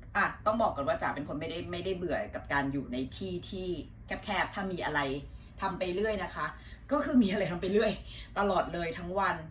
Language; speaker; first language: Thai; native; Thai